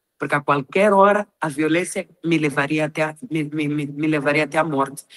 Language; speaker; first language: Portuguese; non-native, local second language; Tsonga